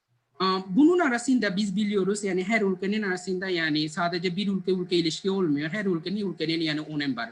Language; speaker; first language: Turkish; non-native, learner; Bangla